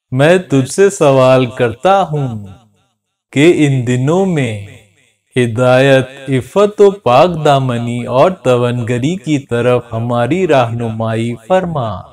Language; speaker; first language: Urdu; native; Urdu